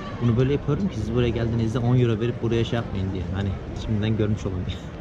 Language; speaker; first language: Turkish; native; Turkish